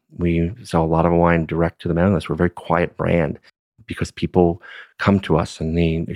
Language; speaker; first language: English; native; English